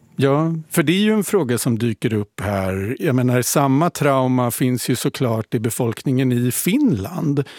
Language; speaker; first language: Swedish; native; Swedish